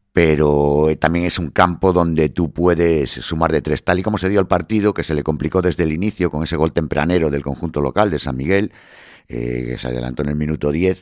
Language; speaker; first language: Spanish; native; Spanish